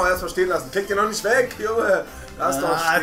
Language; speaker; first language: German; native; German